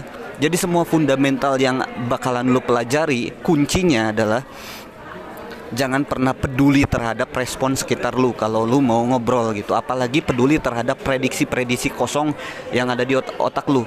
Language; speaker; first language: Indonesian; native; Indonesian